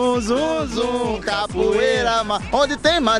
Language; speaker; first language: Portuguese; non-native, learner; Croatian